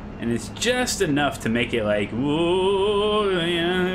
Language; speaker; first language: English; native; English